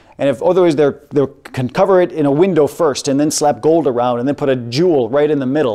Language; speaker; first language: English; native; English